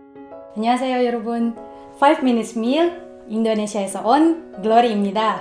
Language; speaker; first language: Korean; non-native, learner; Indonesian